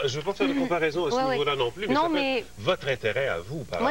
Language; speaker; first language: French; native; French